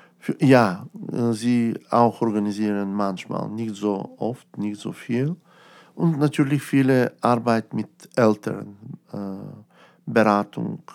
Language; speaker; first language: German; non-native, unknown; Bulgarian